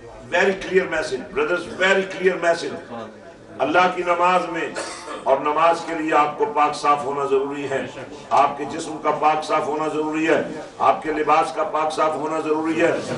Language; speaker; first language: Urdu; native; Urdu